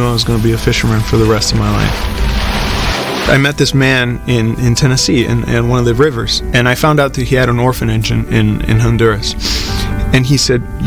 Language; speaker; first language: English; non-native, fluent; Spanish